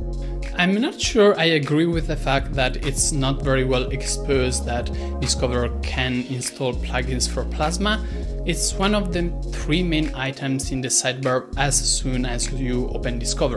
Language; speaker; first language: English; non-native, fluent; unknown